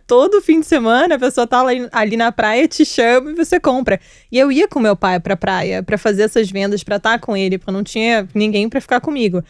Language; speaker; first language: Portuguese; early bilingual, other home language; Georgian